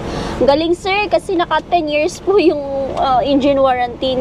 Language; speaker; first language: Filipino; non-native, local second language; Hiligaynon